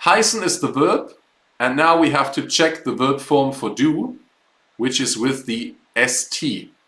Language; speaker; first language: English; non-native, fluent; German